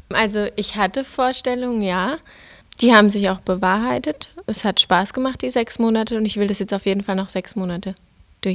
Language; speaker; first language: German; native; German